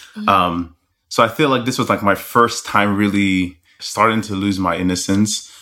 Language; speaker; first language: English; non-native, local second language; Yoruba